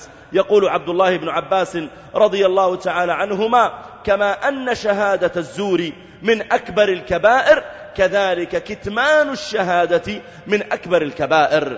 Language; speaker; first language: Arabic; native; Arabic